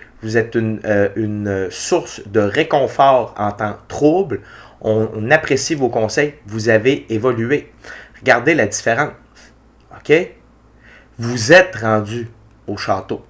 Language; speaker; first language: French; native; French